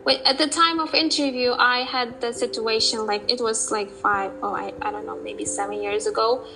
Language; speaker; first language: English; non-native, fluent; Uzbek